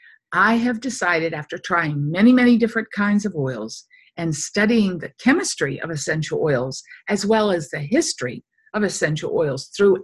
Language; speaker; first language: English; native; English